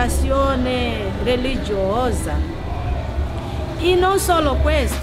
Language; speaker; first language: Italian; non-native, learner; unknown